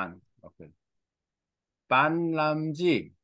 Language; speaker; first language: Vietnamese; non-native, learner; Korean